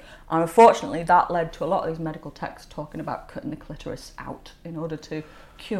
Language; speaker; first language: English; native; English